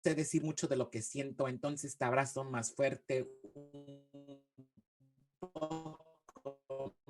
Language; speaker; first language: Spanish; early bilingual, heritage; Spanish